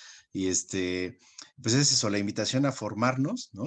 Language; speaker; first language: Spanish; native; Spanish